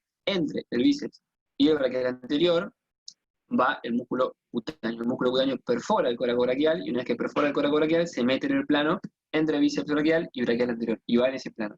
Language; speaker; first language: Spanish; native; Spanish